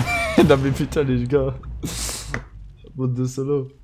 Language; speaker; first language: French; native; French